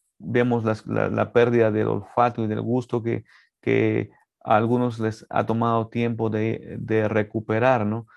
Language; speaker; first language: Spanish; native; Spanish